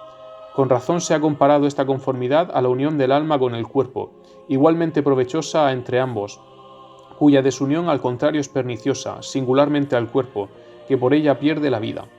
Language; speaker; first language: Spanish; native; Spanish